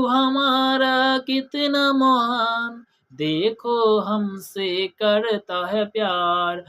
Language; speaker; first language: Hindi; non-native, local second language; Bangla